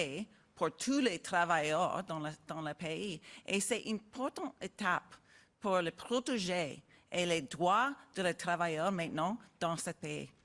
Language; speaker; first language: French; non-native, learner; English